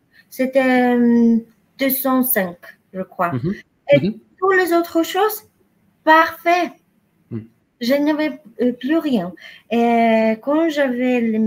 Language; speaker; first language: French; non-native, fluent; Polish